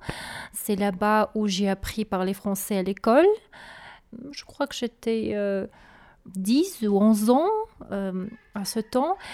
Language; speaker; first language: French; non-native, learner; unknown